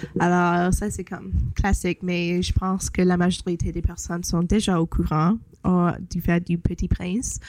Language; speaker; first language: French; non-native, local second language; English